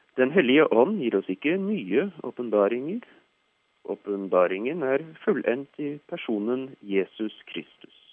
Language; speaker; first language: Norwegian; native; Norwegian